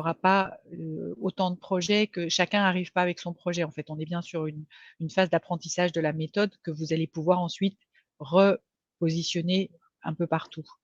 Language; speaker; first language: French; native; French